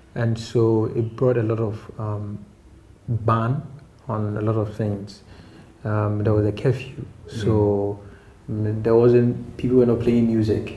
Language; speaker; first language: English; non-native, local second language; Akan